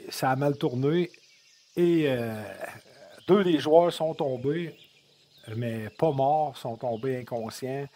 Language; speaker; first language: French; native; French